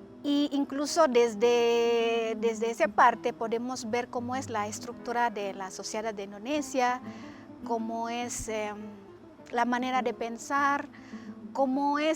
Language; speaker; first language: Spanish; non-native, fluent; Indonesian